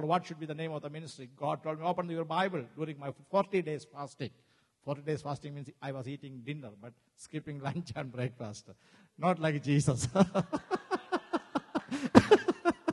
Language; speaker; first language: English; non-native, local second language; Malayalam